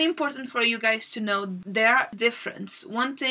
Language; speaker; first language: English; non-native, fluent; Portuguese